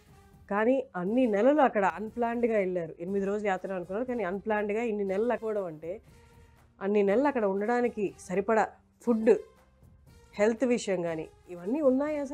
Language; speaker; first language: Telugu; native; Telugu